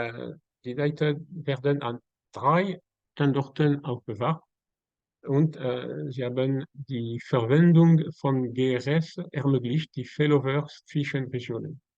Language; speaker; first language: German; non-native, learner; French